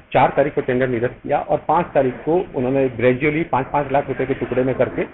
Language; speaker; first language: Hindi; native; Hindi